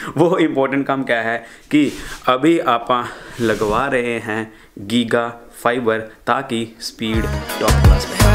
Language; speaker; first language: Hindi; non-native, local second language; Punjabi